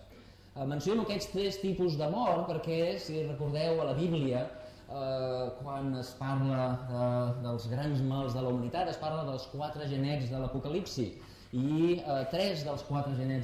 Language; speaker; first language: Catalan; native; Catalan